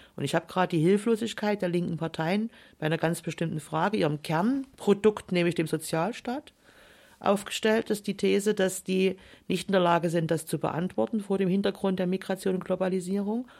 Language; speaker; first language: German; native; German